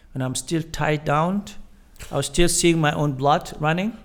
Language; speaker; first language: English; non-native, fluent; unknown